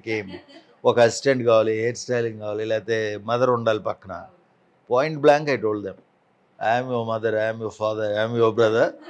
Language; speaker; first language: Telugu; native; Telugu